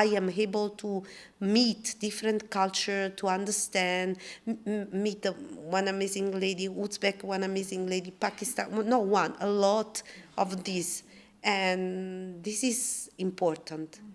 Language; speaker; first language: English; non-native, learner; Italian